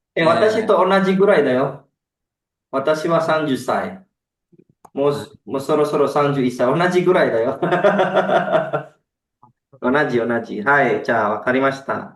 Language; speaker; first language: Japanese; non-native, fluent; Indonesian